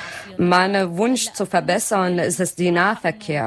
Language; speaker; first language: German; non-native, learner; Arabic